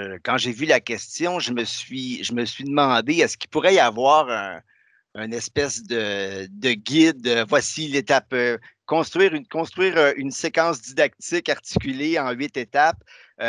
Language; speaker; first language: French; native; French